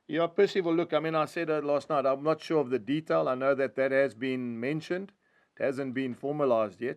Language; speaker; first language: English; native; English